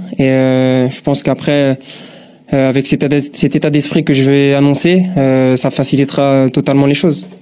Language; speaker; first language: French; native; French